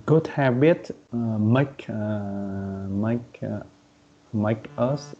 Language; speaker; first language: English; non-native, learner; Vietnamese